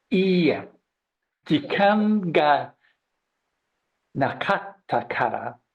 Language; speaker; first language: Japanese; non-native, learner; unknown